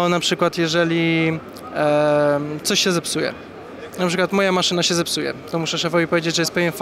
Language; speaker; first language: Polish; native; Polish